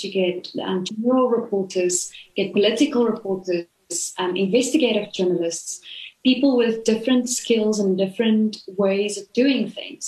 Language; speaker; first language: English; non-native, local second language; Afrikaans